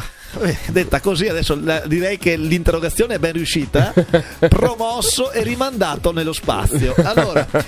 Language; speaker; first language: Italian; native; Italian